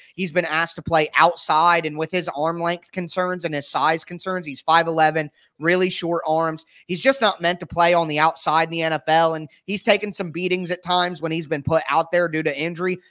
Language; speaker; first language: English; native; English